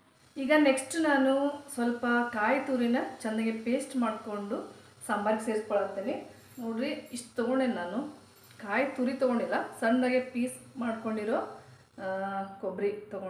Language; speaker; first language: Kannada; native; Kannada